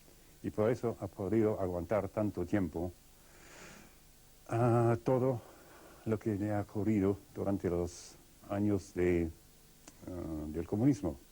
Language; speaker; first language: Spanish; non-native, fluent; Russian